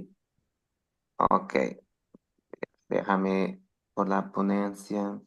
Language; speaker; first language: Spanish; non-native, fluent; Portuguese